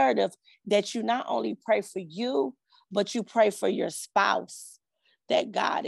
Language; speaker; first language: English; native; English